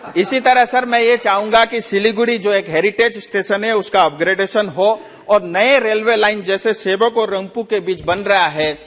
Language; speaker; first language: Hindi; non-native, local second language; Nepali